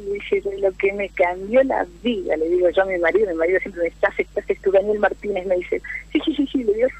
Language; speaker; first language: Spanish; native; Spanish